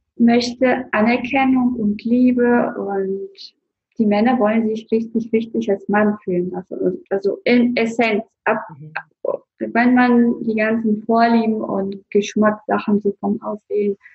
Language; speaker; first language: German; non-native, fluent; Russian